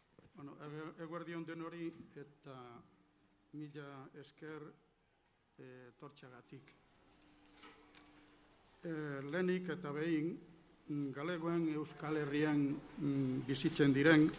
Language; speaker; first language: Basque; non-native, fluent; Galician